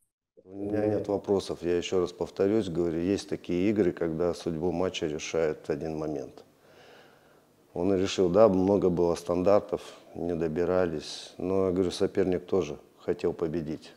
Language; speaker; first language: Russian; native; Russian